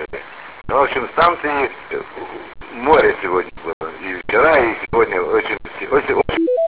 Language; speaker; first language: Russian; native; Russian